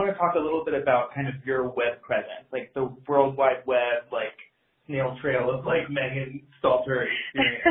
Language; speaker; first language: English; native; English